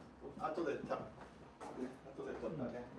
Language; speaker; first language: Japanese; non-native, learner; English